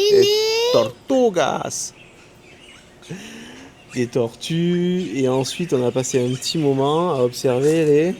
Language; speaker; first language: French; native; French